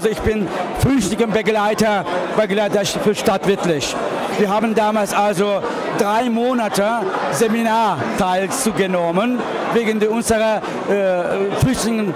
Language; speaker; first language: German; non-native, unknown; Turkish